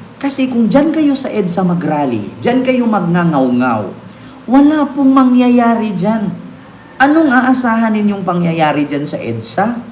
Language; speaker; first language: Filipino; non-native, local second language; Cebuano